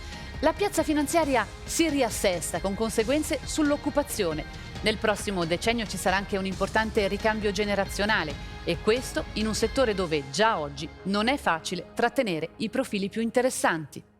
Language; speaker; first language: Italian; native; Italian